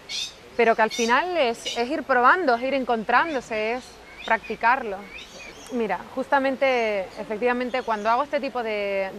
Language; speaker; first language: Spanish; native; Spanish